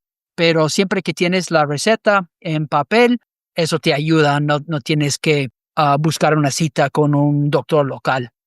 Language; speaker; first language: Spanish; non-native, fluent; English